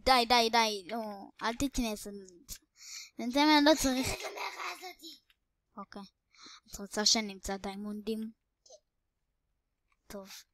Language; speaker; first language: Hebrew; native; Hebrew